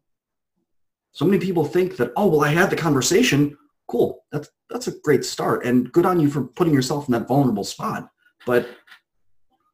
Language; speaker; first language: English; native; English